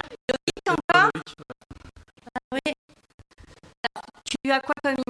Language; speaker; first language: French; native; French